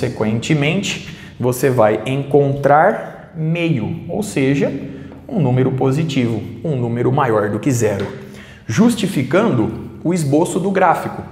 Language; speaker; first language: Portuguese; native; Portuguese